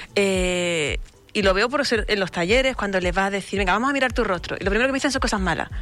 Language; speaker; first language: Spanish; native; Spanish